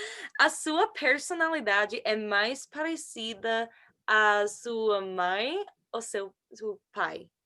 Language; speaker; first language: Portuguese; non-native, learner; English